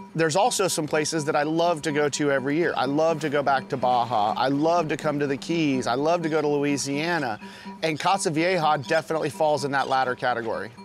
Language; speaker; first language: English; native; English